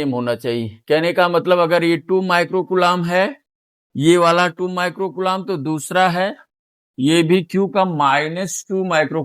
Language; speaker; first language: Hindi; native; Hindi